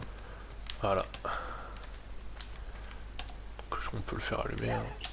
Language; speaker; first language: French; native; French